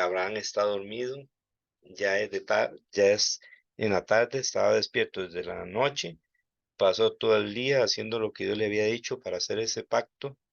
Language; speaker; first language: Spanish; native; Spanish